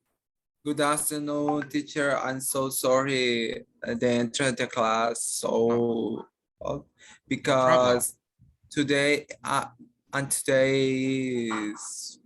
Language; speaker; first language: English; non-native, learner; Spanish